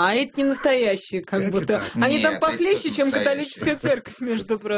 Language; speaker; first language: Russian; native; Russian